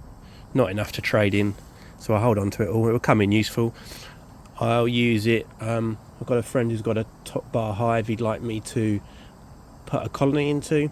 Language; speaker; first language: English; native; English